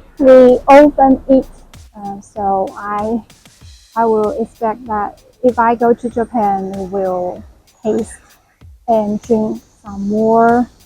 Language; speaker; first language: English; non-native, learner; Chinese